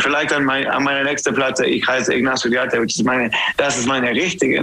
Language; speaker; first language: German; non-native, learner; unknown